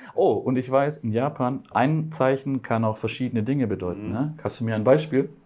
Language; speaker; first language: German; native; German